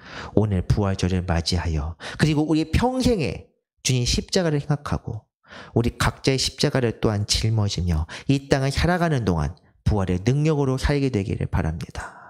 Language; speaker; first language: Korean; native; Korean